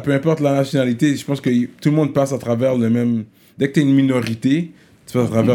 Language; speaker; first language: French; native; French